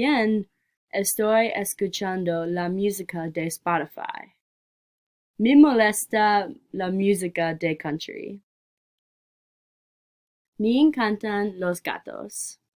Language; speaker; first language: Spanish; non-native, learner; English